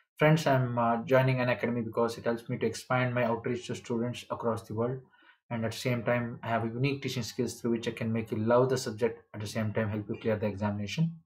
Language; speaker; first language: English; non-native, local second language; Kannada